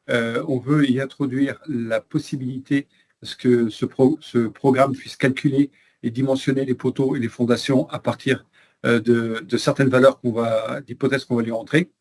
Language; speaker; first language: French; native; French